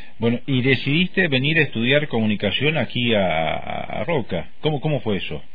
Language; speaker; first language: Spanish; native; Spanish